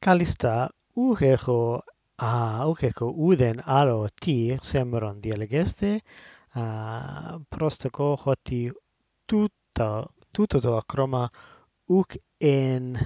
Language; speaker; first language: Greek; non-native, learner; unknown